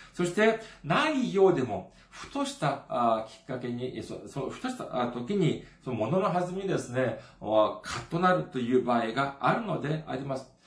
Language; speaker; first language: Japanese; non-native, fluent; Korean